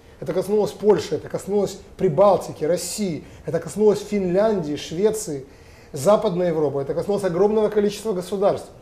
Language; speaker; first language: Russian; native; Russian